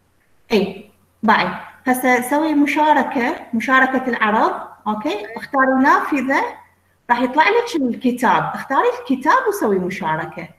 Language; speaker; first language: Arabic; native; Arabic